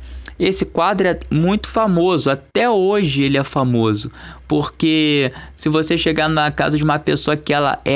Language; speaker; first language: Portuguese; native; Portuguese